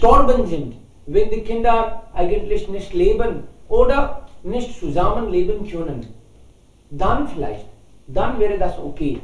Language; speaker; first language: German; non-native, learner; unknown